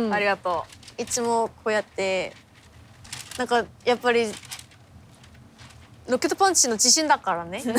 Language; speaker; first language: Japanese; non-native, fluent; Korean